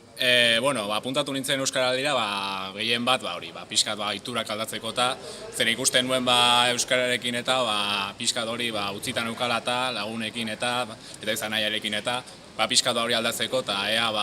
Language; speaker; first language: Basque; non-native, local second language; Spanish